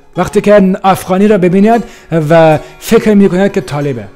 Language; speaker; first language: Persian; native; Persian